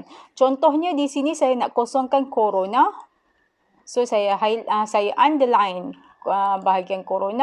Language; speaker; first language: Malay; native; Malay